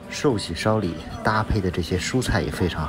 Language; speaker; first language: Chinese; native; Chinese